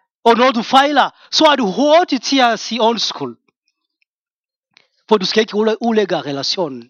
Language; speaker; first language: Danish; non-native, fluent; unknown